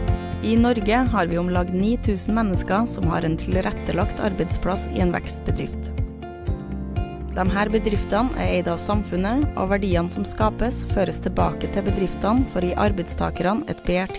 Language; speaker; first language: Norwegian; native; Norwegian